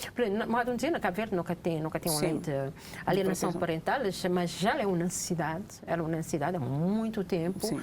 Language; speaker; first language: Portuguese; non-native, local second language; Kabuverdianu